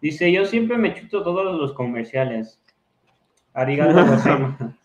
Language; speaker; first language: Spanish; native; Spanish